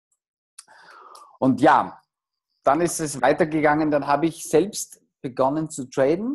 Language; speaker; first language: German; native; German